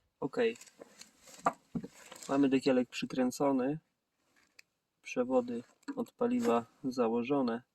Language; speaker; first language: Polish; native; Polish